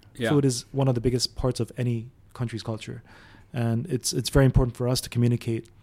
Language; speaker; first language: English; early bilingual, other home language; Arabic